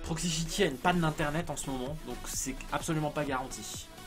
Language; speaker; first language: French; native; French